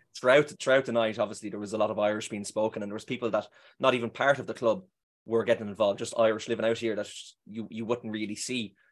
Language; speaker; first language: English; native; English